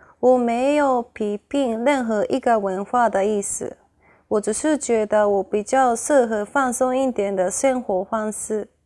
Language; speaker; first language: Chinese; non-native, fluent; Japanese